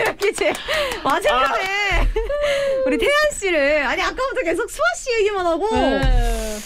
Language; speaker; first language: Korean; native; Korean